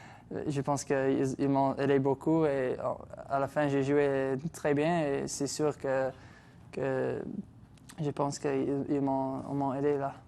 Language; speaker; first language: French; non-native, local second language; English